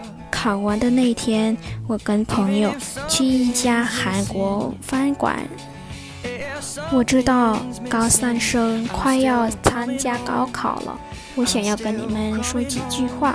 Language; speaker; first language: Chinese; non-native, fluent; Vietnamese